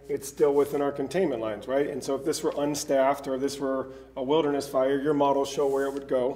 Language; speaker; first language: English; native; English